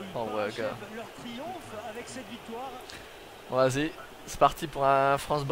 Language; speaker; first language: French; native; French